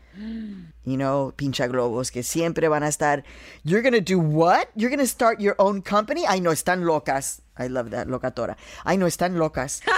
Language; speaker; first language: English; native; English